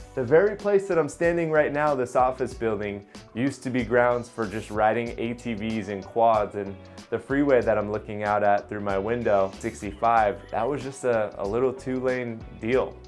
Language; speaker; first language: English; native; English